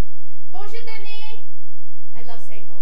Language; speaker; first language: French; early bilingual, heritage; English